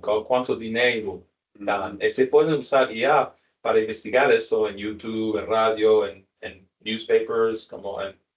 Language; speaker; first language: Spanish; non-native, learner; English